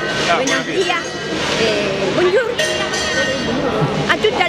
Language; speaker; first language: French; non-native, learner; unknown